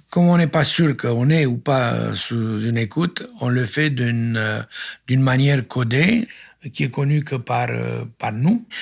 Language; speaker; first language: French; non-native, fluent; Romanian